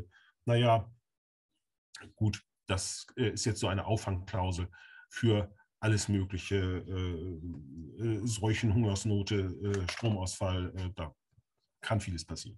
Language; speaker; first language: German; native; German